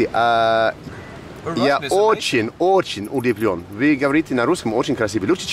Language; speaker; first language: Russian; non-native, learner; English